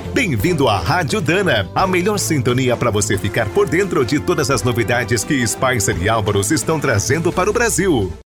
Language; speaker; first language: Portuguese; native; Portuguese